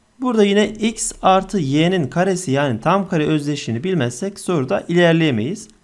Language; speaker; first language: Turkish; native; Turkish